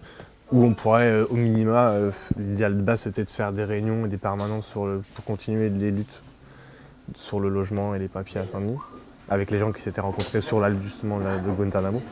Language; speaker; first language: French; native; French